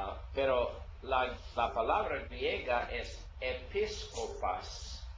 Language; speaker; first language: Spanish; non-native, learner; English